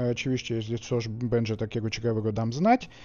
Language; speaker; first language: Polish; non-native, fluent; Russian